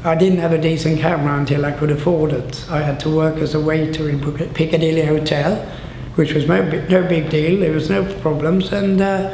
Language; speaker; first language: English; non-native, fluent; Swedish